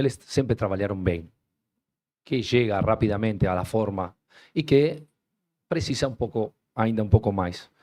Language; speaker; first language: Portuguese; non-native, fluent; Spanish